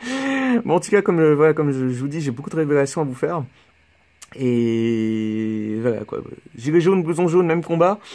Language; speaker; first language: French; native; French